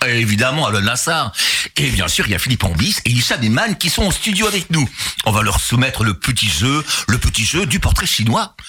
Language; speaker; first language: French; native; French